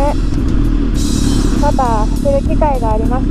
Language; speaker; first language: Japanese; native; Japanese